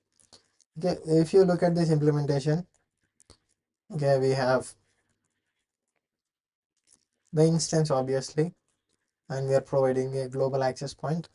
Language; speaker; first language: English; non-native, fluent; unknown